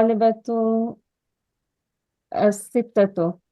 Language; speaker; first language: Arabic; non-native, learner; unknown